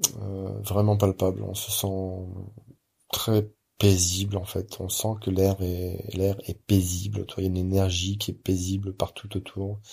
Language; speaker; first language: French; native; French